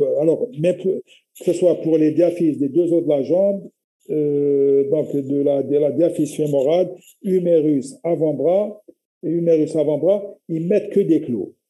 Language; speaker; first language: French; non-native, local second language; Arabic